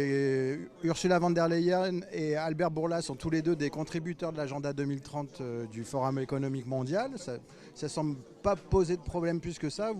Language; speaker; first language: French; native; French